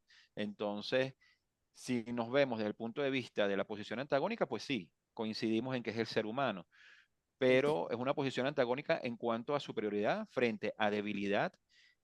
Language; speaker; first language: Spanish; native; Spanish